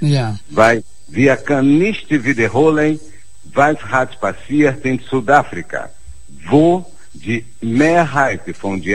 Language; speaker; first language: German; non-native, fluent; Portuguese